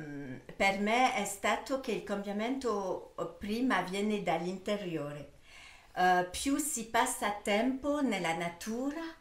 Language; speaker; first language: Italian; early bilingual, heritage; French